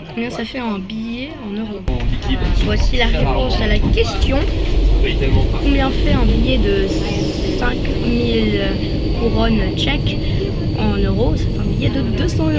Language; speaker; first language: French; native; French